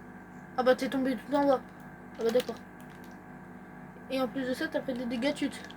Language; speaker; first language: French; native; French